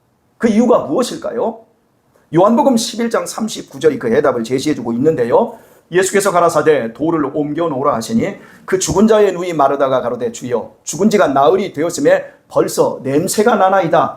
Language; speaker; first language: Korean; native; Korean